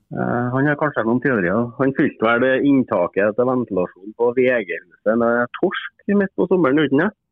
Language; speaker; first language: Norwegian; native; Norwegian